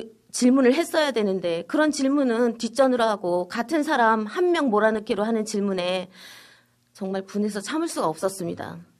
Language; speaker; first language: Korean; native; Korean